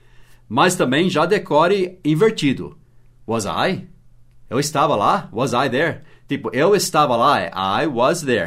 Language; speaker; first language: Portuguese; non-native, fluent; English